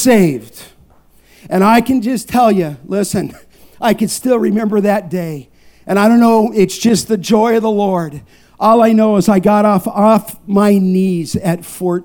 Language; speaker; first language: English; native; English